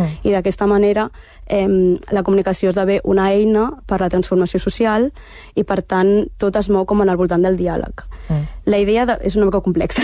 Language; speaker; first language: Catalan; early bilingual, heritage; Catalan